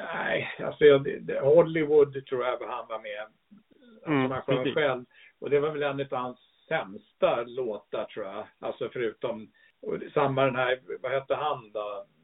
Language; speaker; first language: Swedish; early bilingual, other home language; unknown